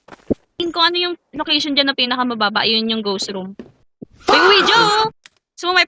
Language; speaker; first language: Filipino; native; Filipino